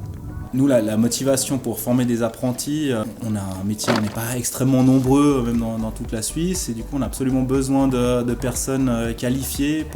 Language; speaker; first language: French; native; French